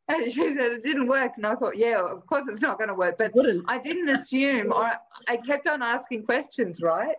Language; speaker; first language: English; native; English